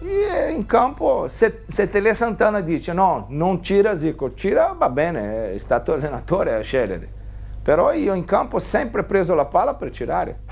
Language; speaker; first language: Italian; non-native, fluent; Portuguese